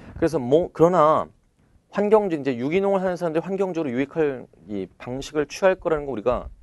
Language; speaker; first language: Korean; native; Korean